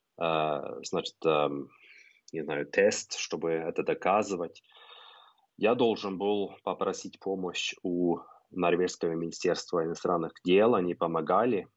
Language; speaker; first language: Russian; non-native, fluent; Norwegian